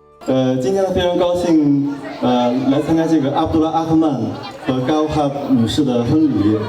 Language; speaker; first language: Chinese; native; Chinese